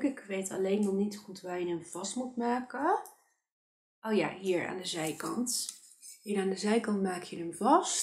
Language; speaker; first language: Dutch; native; Dutch